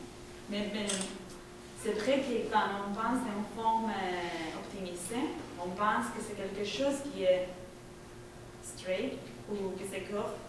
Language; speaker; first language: French; non-native, fluent; Spanish